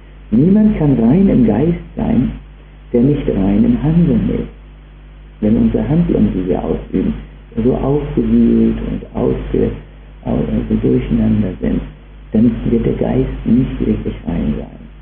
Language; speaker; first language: German; native; German